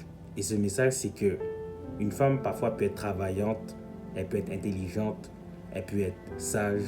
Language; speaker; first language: French; native; French